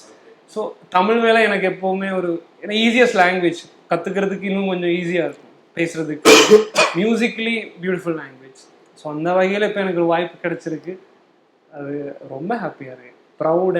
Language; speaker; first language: Tamil; non-native, fluent; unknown